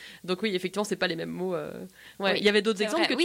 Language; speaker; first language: French; native; French